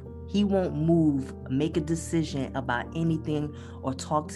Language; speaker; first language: English; native; English